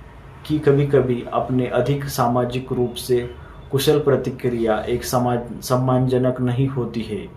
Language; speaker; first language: Hindi; native; Hindi